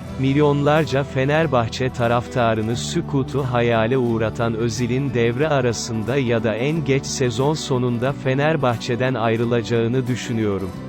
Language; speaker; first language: Turkish; native; Turkish